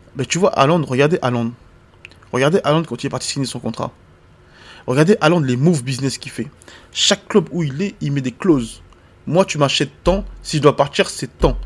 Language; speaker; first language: French; native; French